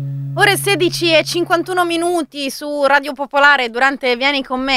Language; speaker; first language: Italian; native; Italian